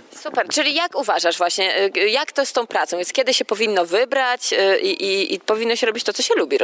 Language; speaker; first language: Polish; native; Polish